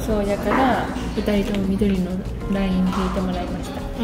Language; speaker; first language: Japanese; native; Japanese